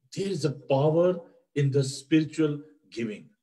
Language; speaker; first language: Urdu; non-native, local second language; Punjabi